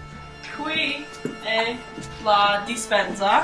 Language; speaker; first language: Italian; non-native, learner; English